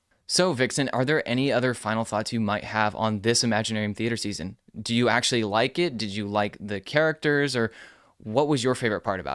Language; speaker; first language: English; native; English